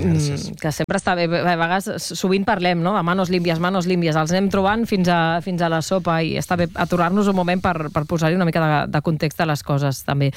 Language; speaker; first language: Catalan; native; Catalan